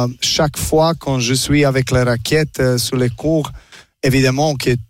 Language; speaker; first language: French; non-native, learner; Serbian